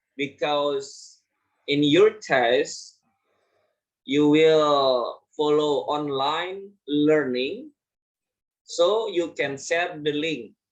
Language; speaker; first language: English; non-native, fluent; Indonesian